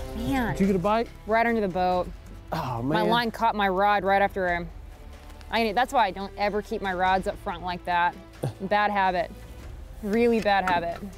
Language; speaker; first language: English; native; English